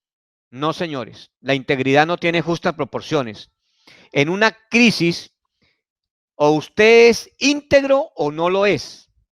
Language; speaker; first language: Spanish; native; Spanish